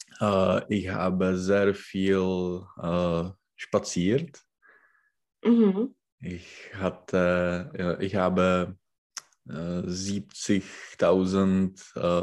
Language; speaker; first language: German; non-native, learner; Czech